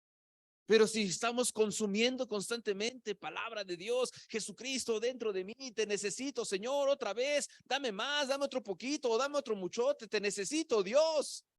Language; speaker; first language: Spanish; native; Spanish